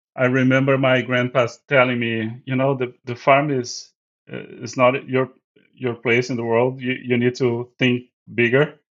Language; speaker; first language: English; non-native, fluent; Portuguese